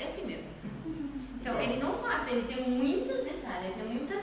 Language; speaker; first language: Portuguese; non-native, learner; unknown